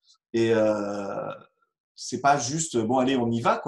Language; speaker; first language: French; native; French